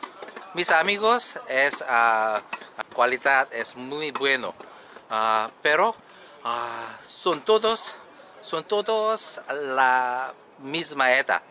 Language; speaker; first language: Spanish; non-native, learner; Korean